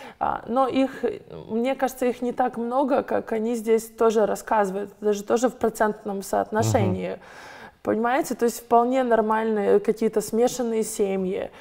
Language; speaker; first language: Russian; native; Russian